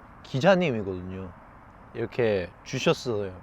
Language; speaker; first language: Korean; non-native, fluent; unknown